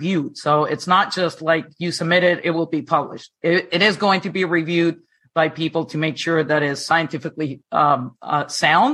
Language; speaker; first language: English; non-native, fluent; Spanish